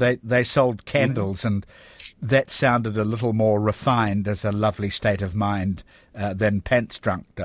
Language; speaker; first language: English; native; English